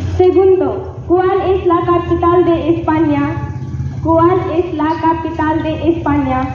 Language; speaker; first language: Spanish; non-native, learner; Marathi